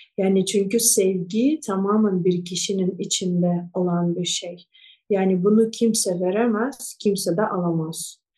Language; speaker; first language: Turkish; non-native, fluent; Russian